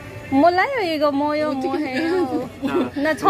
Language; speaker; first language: Korean; non-native, learner; Nepali